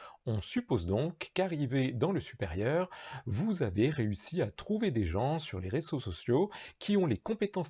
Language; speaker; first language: French; native; French